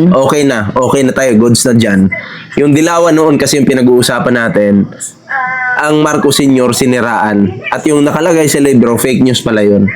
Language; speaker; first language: Filipino; non-native, local second language; Cebuano